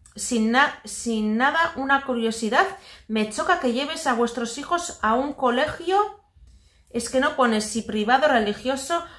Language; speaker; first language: Spanish; non-native, local second language; Basque